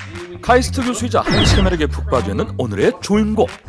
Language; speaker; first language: Korean; native; Korean